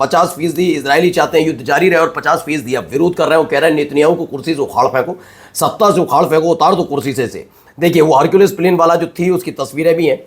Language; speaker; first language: Hindi; native; Hindi